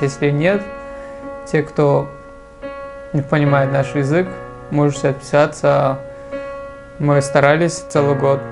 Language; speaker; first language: Russian; non-native, local second language; Tajik